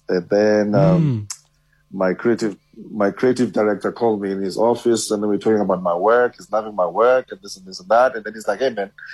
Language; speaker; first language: English; non-native, local second language; Xhosa